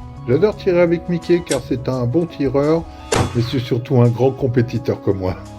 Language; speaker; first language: French; native; French